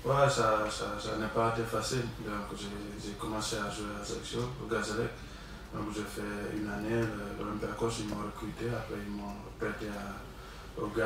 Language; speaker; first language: French; non-native, local second language; Wolof